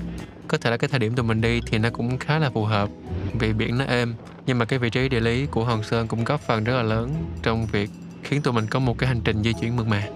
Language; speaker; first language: Vietnamese; native; Vietnamese